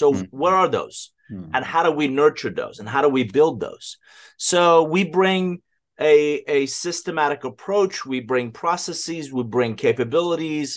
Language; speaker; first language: English; non-native, fluent; Persian